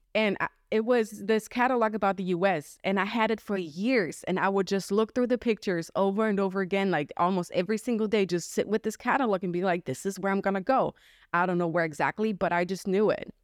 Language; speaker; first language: English; non-native, fluent; German